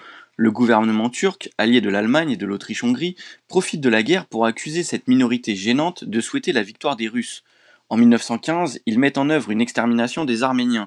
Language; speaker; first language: French; native; French